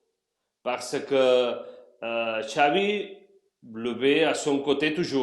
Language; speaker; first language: French; non-native, fluent; Spanish